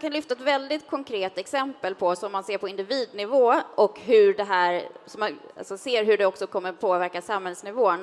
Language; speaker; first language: Swedish; native; Swedish